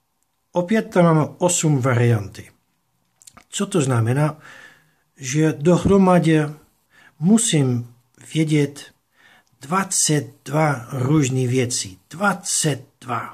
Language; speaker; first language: Czech; non-native, fluent; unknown